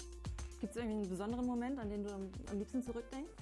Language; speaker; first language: German; native; German